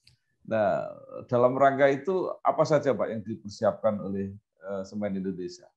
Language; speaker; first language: Indonesian; native; Indonesian